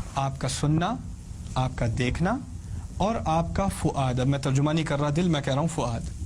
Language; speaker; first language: Urdu; early bilingual, heritage; Urdu